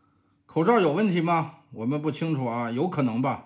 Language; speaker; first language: Chinese; native; Chinese